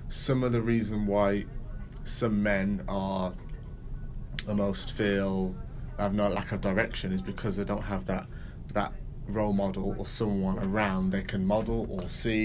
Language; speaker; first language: English; native; English